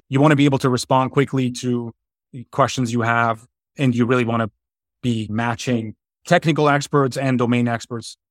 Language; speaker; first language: English; non-native, fluent; German